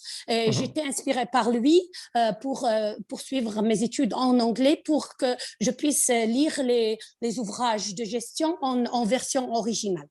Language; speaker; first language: French; non-native, local second language; Arabic